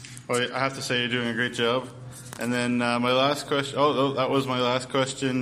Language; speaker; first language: English; native; English